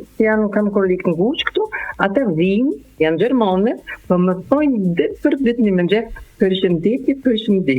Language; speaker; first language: Albanian; non-native, learner; German